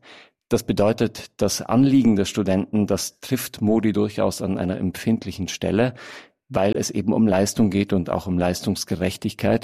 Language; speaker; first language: German; native; German